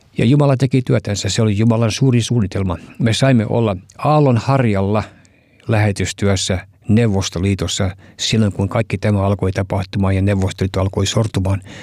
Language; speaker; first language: Finnish; early bilingual, heritage; Finnish